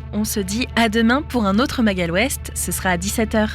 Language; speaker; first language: French; native; French